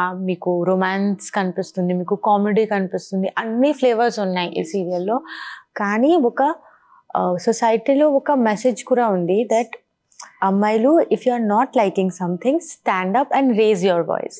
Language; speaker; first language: Telugu; non-native, learner; Bangla